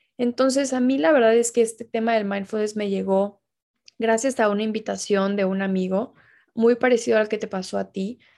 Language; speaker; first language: Spanish; native; Spanish